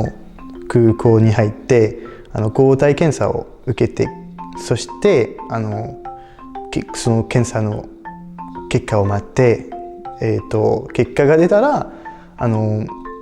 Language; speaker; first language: Japanese; non-native, fluent; French